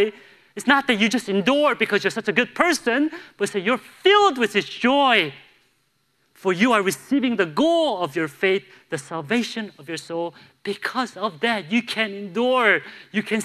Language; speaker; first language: English; native; English